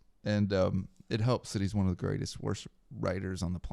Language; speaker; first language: English; native; English